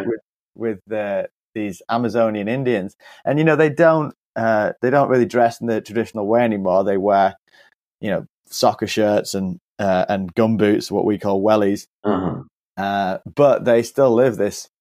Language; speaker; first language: English; native; English